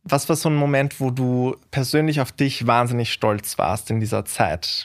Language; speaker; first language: German; native; German